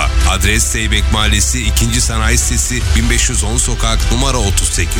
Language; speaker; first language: Turkish; native; Turkish